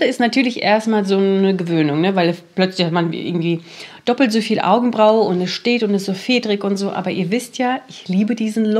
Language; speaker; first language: German; native; German